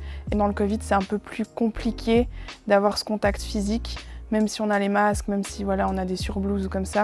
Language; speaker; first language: French; native; French